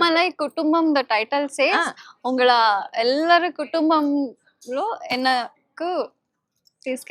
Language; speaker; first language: Tamil; non-native, learner; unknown